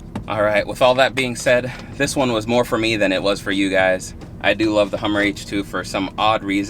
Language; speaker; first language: English; native; English